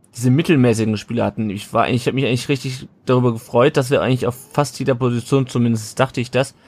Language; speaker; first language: German; native; German